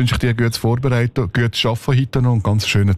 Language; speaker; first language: German; native; German